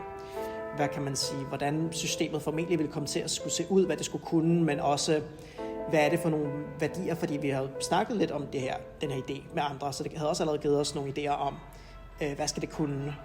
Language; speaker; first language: Danish; native; Danish